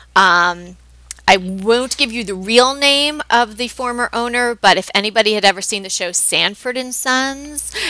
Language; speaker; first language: English; native; English